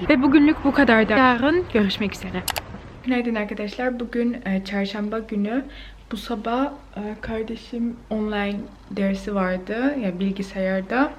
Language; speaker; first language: Turkish; early bilingual, heritage; Turkish